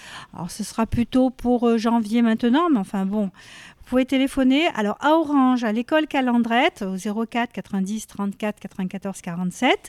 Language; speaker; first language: French; native; French